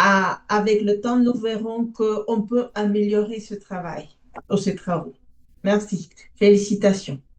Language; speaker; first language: French; non-native, fluent; Spanish